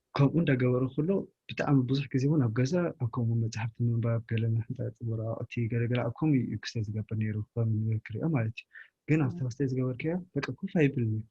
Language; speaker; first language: Tigrinya; native; Tigrinya